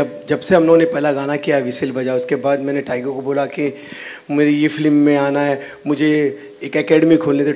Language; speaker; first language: Hindi; native; Hindi